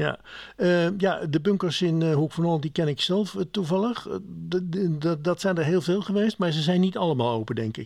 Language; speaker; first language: Dutch; native; Dutch